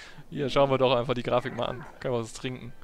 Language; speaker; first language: German; native; German